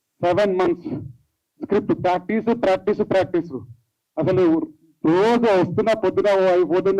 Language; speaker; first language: Telugu; native; Telugu